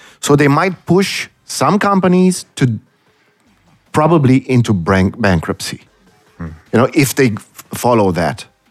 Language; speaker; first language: English; non-native, fluent; Romanian